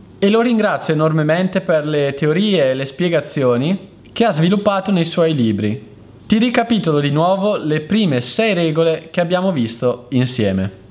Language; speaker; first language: Italian; native; Italian